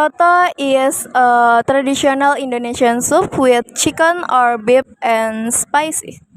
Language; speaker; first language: English; non-native, learner; Indonesian